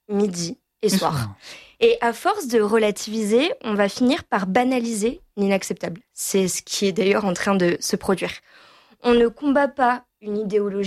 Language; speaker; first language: French; native; French